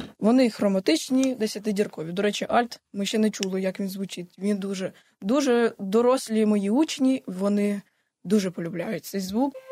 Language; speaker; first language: Ukrainian; native; Ukrainian